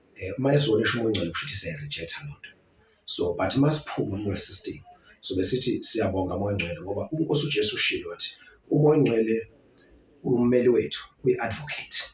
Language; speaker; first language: Zulu; native; Zulu